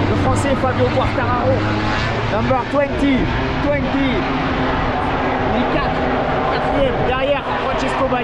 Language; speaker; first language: French; native; French